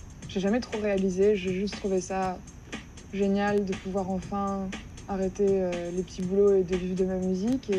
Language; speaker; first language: French; native; French